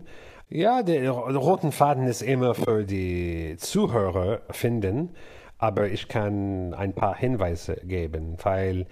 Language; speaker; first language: German; non-native, learner; English